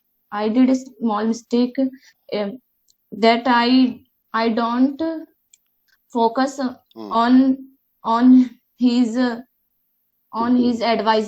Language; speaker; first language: English; non-native, learner; Hindi